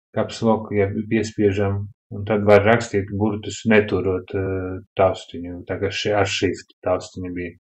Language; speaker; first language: Latvian; non-native, local second language; Russian